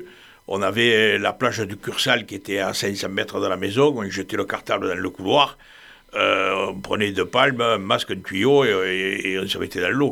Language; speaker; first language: French; native; French